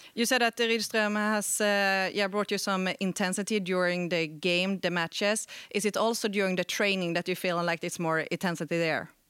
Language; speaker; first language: English; non-native, fluent; Swedish